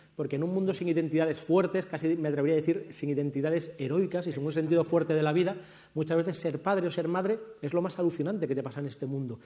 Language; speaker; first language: Spanish; native; Spanish